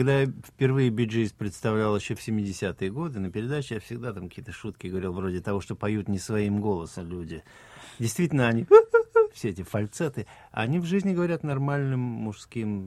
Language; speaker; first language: Russian; native; Russian